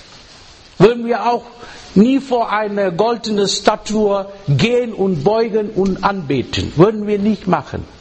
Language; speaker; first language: German; non-native, learner; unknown